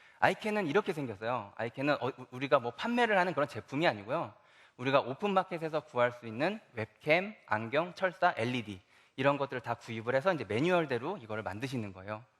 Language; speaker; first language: Korean; native; Korean